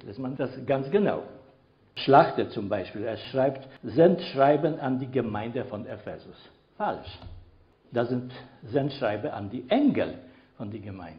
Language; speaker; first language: German; non-native, fluent; Polish